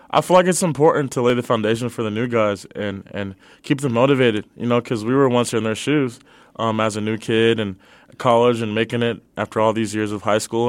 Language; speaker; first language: English; native; English